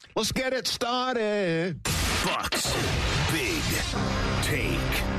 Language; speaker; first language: English; native; English